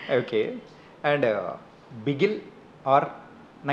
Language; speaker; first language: Telugu; native; Telugu